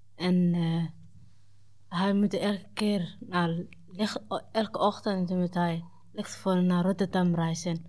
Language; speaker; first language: Dutch; non-native, learner; Somali